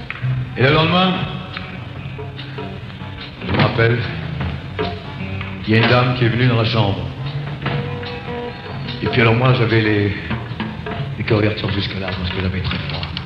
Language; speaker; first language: French; native; French